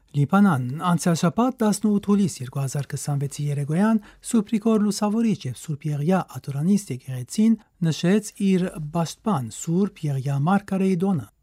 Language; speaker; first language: Armenian; native; Armenian